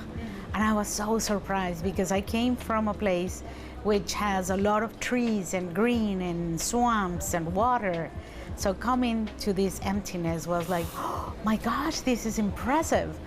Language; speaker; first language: English; non-native, fluent; Spanish